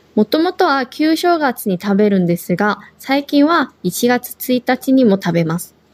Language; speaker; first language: Japanese; non-native, fluent; Korean